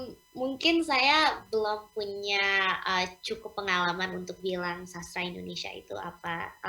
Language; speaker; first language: Indonesian; non-native, local second language; English